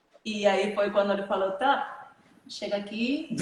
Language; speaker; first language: Portuguese; non-native, fluent; Spanish